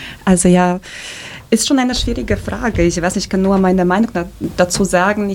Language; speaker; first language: German; early bilingual, other home language; Polish